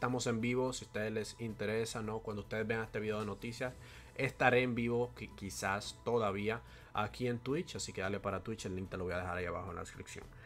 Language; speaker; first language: Spanish; native; Spanish